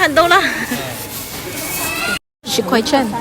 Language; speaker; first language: Chinese; non-native, learner; Hiligaynon